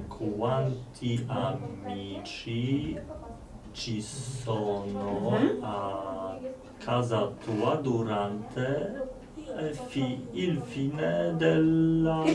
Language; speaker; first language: Italian; non-native, learner; Polish